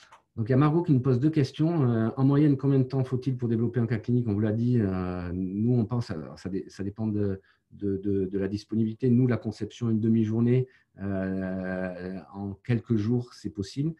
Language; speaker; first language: French; native; French